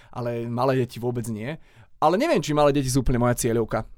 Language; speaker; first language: Slovak; native; Slovak